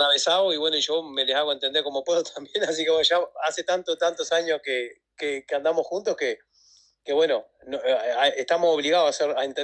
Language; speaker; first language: Spanish; native; Spanish